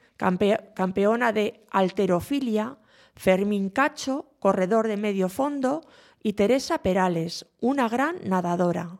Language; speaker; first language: Spanish; native; Spanish